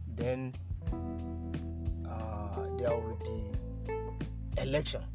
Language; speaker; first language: English; non-native, local second language; Yoruba